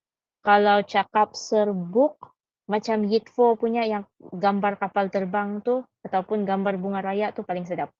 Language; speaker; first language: Malay; native; Malay